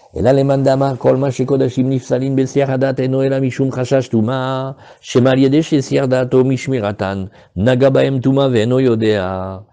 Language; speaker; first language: French; native; French